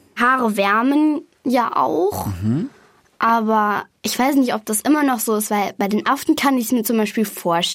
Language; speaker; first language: German; native; German